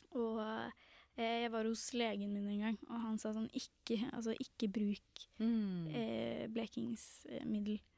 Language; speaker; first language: Norwegian; early bilingual, other home language; Tamil